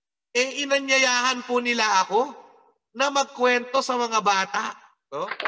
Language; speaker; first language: Filipino; native; Filipino